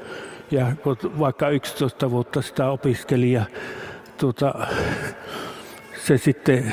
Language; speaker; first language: Finnish; native; Finnish